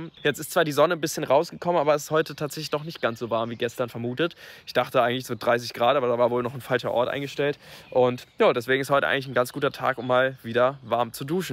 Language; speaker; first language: German; native; German